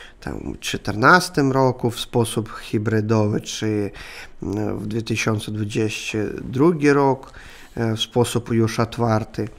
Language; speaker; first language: Polish; non-native, learner; Russian